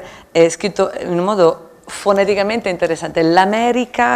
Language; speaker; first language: Italian; native; Italian